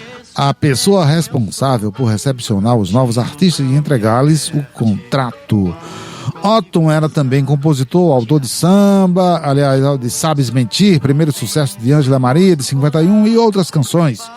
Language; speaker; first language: Portuguese; native; Portuguese